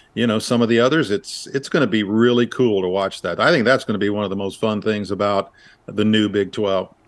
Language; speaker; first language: English; native; English